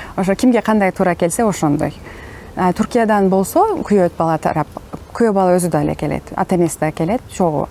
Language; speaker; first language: Kyrgyz; non-native, local second language; Turkish